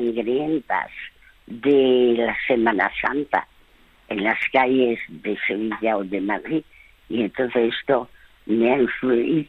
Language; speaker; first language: Spanish; early bilingual, other home language; French